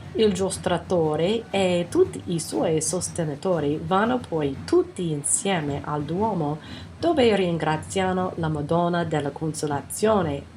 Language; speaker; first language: Italian; non-native, fluent; English